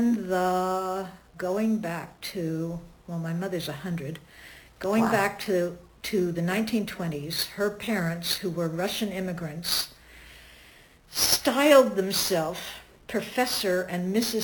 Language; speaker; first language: English; native; English